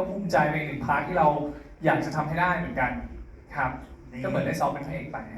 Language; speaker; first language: Thai; native; Thai